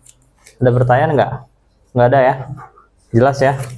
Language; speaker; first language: Indonesian; native; Indonesian